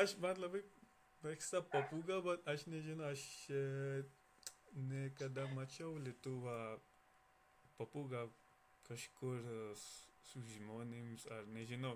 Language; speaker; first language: Lithuanian; non-native, learner; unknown